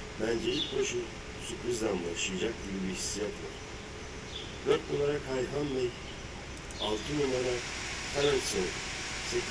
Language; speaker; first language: Turkish; native; Turkish